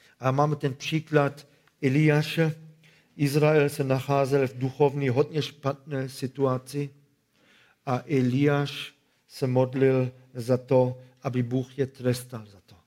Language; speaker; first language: Czech; non-native, fluent; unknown